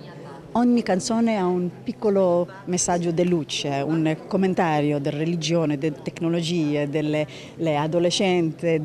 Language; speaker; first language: Italian; non-native, learner; Hebrew